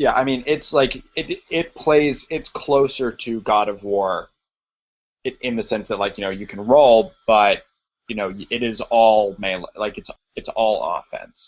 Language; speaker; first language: English; native; English